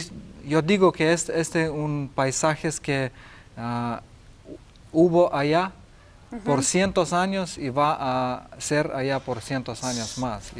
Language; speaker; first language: Spanish; non-native, learner; Lithuanian